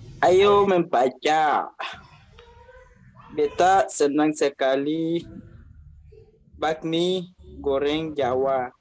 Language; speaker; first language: Indonesian; non-native, learner; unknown